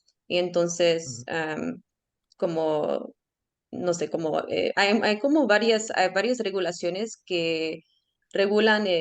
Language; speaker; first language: Spanish; early bilingual, heritage; Spanish